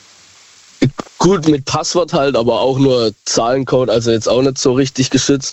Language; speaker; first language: German; native; German